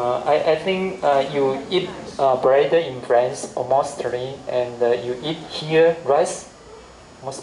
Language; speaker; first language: English; non-native, learner; Chinese